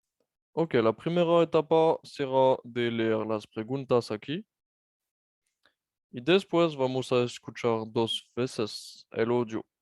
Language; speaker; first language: Spanish; non-native, fluent; French